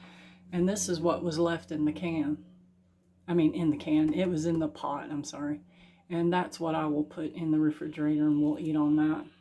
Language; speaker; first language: English; native; English